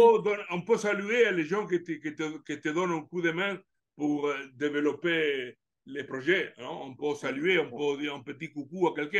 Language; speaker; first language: French; non-native, learner; Italian